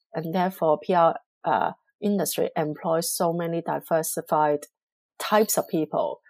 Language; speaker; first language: English; non-native, local second language; Cantonese